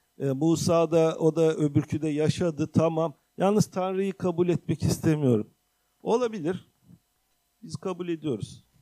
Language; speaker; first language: Turkish; native; Turkish